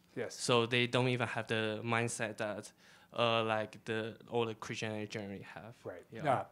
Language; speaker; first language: English; non-native, fluent; Chinese